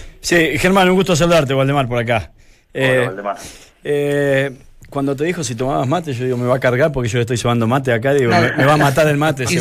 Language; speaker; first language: Spanish; native; Spanish